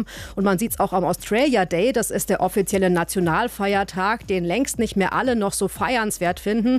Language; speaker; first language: German; native; German